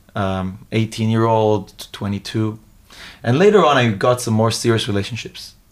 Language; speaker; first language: English; early bilingual, other home language; Hebrew